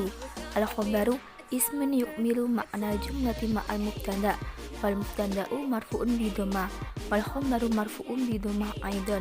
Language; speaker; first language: Arabic; non-native, learner; Indonesian